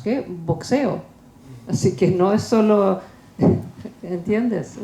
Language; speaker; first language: Spanish; non-native, fluent; Swedish